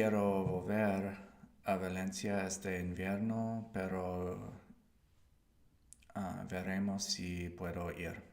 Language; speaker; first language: Spanish; non-native, learner; English